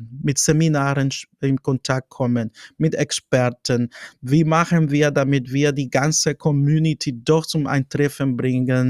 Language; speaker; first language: German; non-native, fluent; Spanish